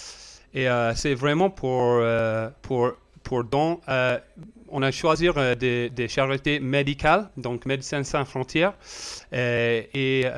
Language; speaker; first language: French; non-native, learner; English